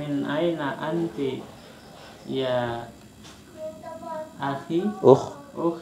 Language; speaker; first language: Arabic; non-native, learner; Indonesian